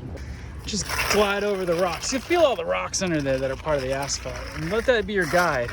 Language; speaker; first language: English; native; English